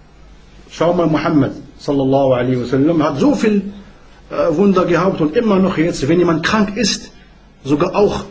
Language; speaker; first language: German; non-native, learner; Arabic